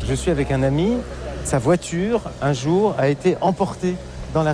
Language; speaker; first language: French; native; French